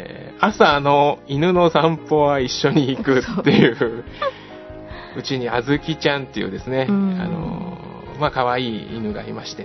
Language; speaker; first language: Japanese; native; Japanese